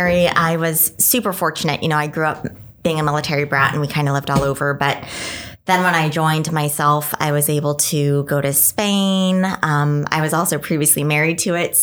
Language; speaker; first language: English; native; English